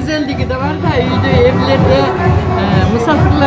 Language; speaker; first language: Turkish; non-native, local second language; Kyrgyz